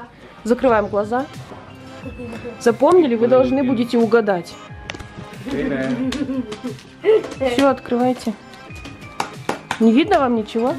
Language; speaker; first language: Russian; native; Russian